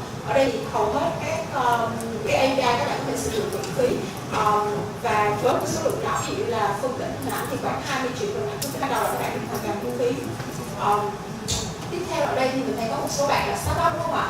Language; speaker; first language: Vietnamese; native; Vietnamese